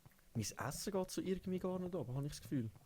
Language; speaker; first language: German; native; German